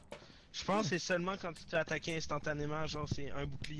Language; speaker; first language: French; native; French